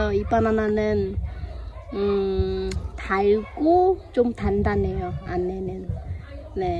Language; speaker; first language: Korean; non-native, fluent; Khmer